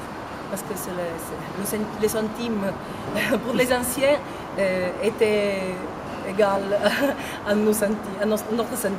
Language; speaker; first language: French; non-native, fluent; Italian